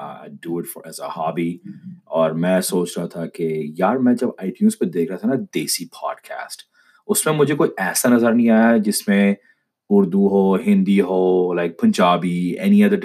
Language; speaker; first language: English; non-native, local second language; Urdu